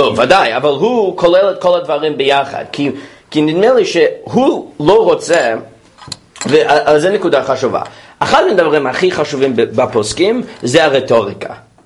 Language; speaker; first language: Hebrew; non-native, fluent; English